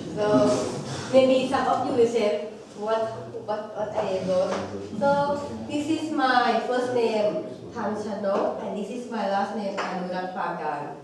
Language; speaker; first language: English; non-native, local second language; Thai